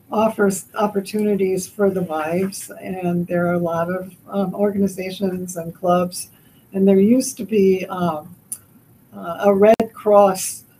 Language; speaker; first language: English; native; English